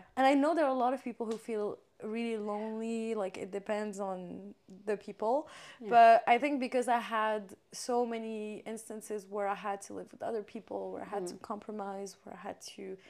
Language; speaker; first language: English; non-native, fluent; French